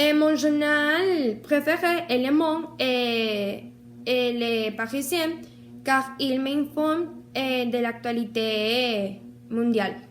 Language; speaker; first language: French; non-native, learner; Spanish